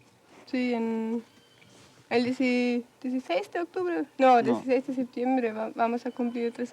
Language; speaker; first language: Spanish; non-native, fluent; German